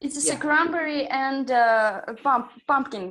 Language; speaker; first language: English; non-native, learner; Russian